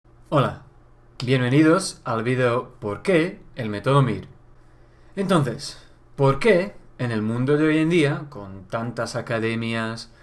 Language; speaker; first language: Spanish; non-native, fluent; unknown